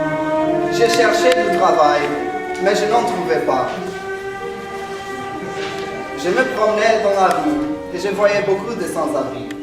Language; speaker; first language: French; non-native, learner; Spanish